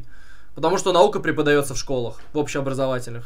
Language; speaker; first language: Russian; native; Russian